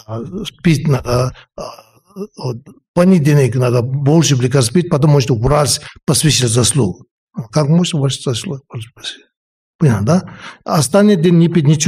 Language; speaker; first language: Russian; non-native, learner; Tibetan